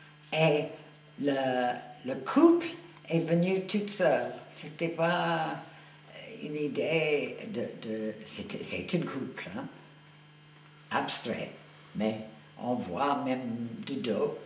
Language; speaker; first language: French; non-native, fluent; English